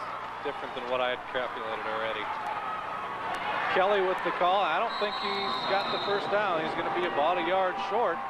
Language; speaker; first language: English; native; English